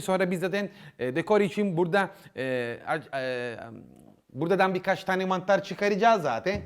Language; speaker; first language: Turkish; non-native, learner; Italian